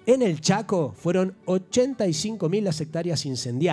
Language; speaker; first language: Spanish; native; Spanish